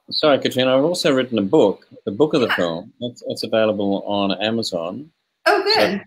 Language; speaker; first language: English; native; English